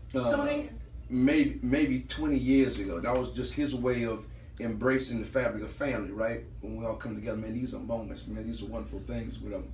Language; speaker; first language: English; native; English